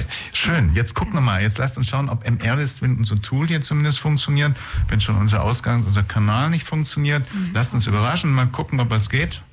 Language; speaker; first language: German; native; German